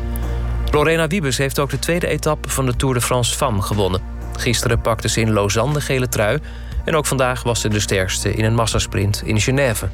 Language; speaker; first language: Dutch; native; Dutch